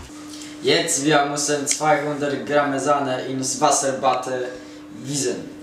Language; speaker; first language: German; non-native, learner; Polish